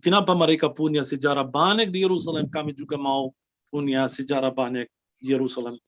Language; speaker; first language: Indonesian; non-native, fluent; Arabic